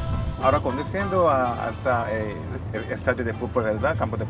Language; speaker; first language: Spanish; non-native, learner; Korean